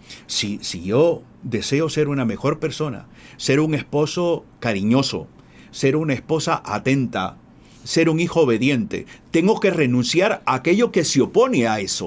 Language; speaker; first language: Spanish; native; Spanish